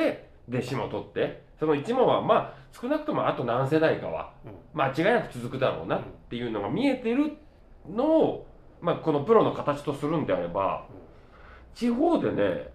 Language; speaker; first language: Japanese; native; Japanese